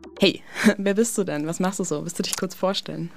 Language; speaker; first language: German; native; German